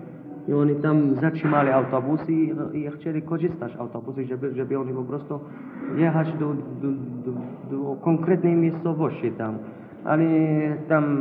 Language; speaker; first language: Polish; non-native, learner; Arabic